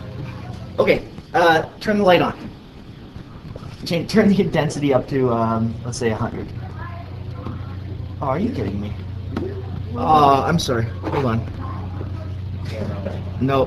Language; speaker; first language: English; native; English